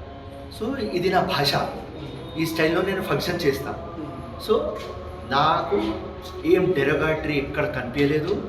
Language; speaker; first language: Telugu; non-native, local second language; Urdu